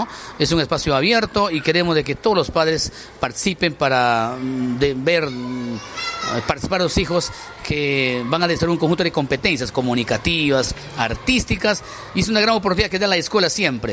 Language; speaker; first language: Spanish; native; Spanish